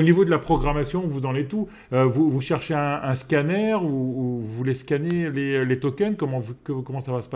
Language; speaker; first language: French; native; French